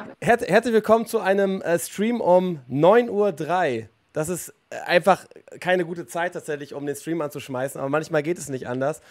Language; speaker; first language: German; native; German